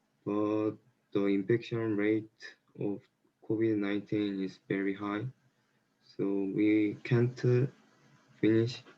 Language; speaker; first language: English; non-native, learner; Korean